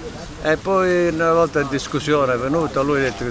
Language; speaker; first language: Italian; early bilingual, heritage; Italian